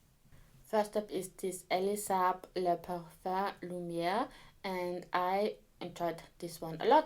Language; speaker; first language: English; non-native, fluent; German